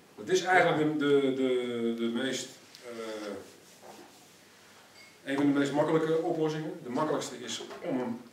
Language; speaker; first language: Dutch; native; Dutch